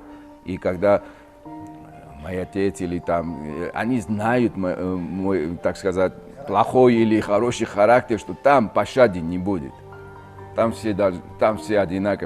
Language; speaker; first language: Russian; non-native, fluent; Georgian